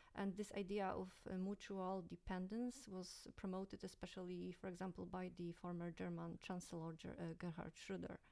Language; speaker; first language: English; non-native, fluent; Polish